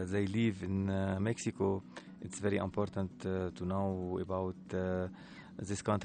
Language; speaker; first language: English; non-native, learner; Arabic